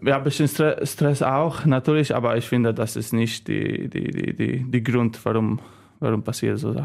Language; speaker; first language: German; non-native, learner; Polish